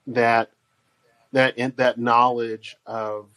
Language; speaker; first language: English; native; English